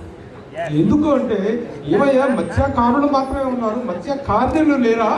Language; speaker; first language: Telugu; native; Telugu